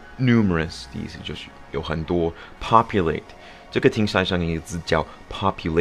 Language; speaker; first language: Chinese; non-native, fluent; English